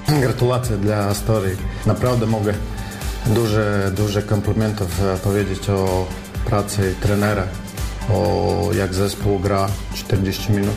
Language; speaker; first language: Polish; non-native, fluent; Latvian